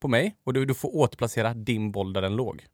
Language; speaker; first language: Swedish; native; Swedish